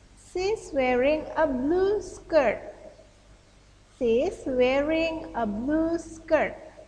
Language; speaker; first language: English; non-native, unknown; Indonesian